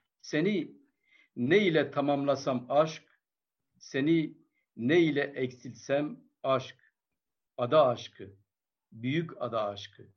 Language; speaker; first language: Turkish; non-native, local second language; Kurdish